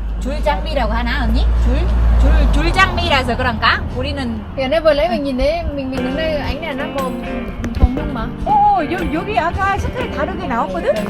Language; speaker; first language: Korean; non-native, fluent; Vietnamese